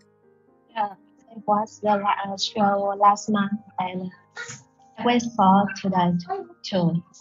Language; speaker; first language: English; non-native, learner; Vietnamese